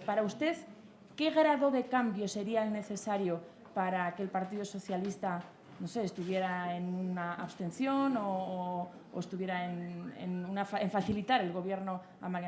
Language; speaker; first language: Spanish; native; Spanish